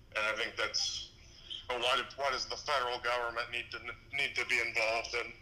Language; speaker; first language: English; native; English